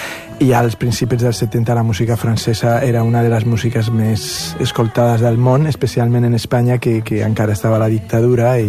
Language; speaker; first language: Catalan; non-native, fluent; Spanish